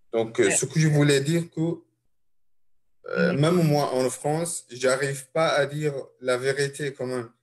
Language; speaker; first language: French; non-native, fluent; Arabic